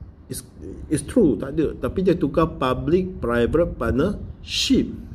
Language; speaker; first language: English; non-native, local second language; Malay